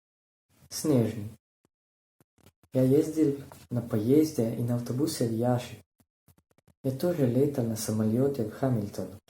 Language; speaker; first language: Russian; non-native, learner; Slovenian